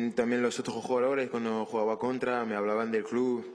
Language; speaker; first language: Spanish; non-native, learner; French